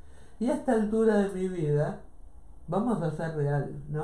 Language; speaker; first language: Spanish; native; Spanish